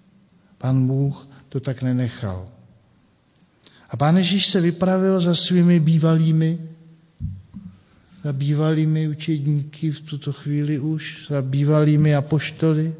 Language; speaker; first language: Czech; native; Czech